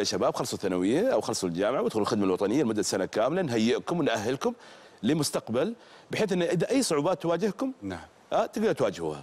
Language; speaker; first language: Arabic; native; Arabic